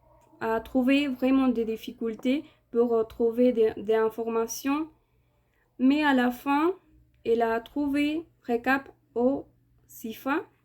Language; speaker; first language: French; non-native, fluent; Spanish